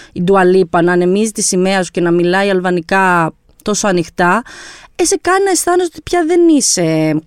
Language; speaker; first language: Greek; early bilingual, other home language; Albanian